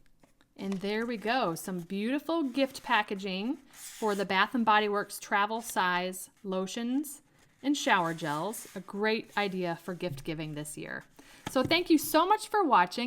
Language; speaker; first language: English; native; English